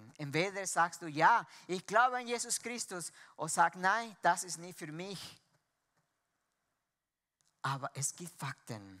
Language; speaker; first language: German; non-native, fluent; Spanish